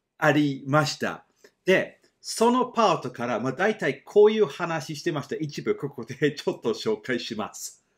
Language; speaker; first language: Japanese; non-native, fluent; English